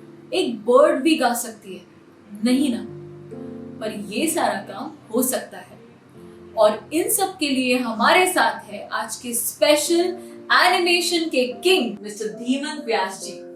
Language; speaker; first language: Hindi; native; Hindi